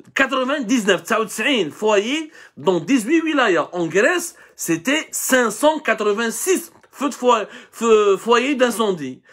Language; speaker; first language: French; non-native, local second language; Arabic